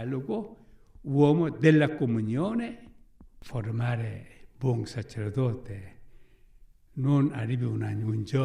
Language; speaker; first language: Italian; non-native, learner; Korean